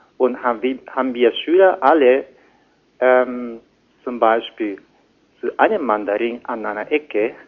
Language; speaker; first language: German; non-native, fluent; Japanese